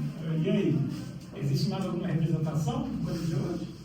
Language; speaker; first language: Portuguese; native; Portuguese